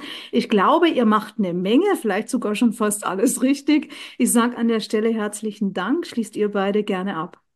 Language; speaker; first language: German; native; German